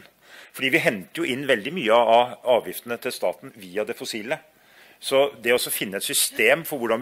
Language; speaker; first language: Norwegian; native; Norwegian